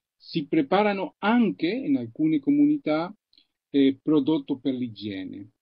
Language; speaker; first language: Italian; non-native, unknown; Spanish